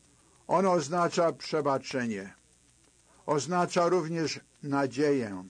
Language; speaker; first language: Polish; native; Polish